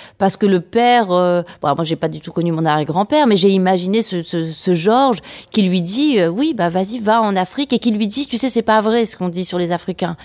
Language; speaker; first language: French; native; French